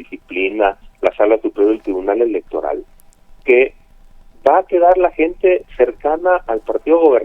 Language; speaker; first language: Spanish; native; Spanish